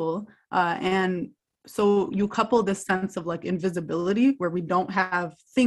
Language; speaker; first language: English; native; English